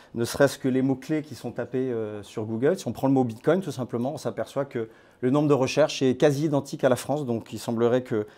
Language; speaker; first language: French; native; French